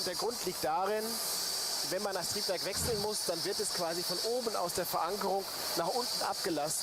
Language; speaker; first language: German; native; German